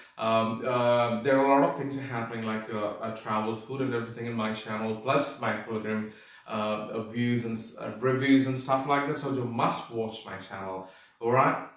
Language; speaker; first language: English; non-native, local second language; Malayalam